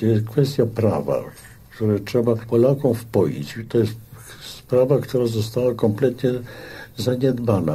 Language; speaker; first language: Polish; native; Polish